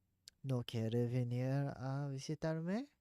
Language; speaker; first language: Spanish; non-native, learner; English